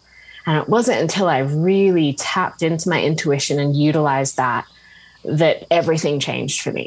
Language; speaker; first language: English; native; English